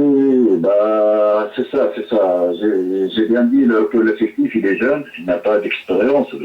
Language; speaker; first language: French; non-native, local second language; Arabic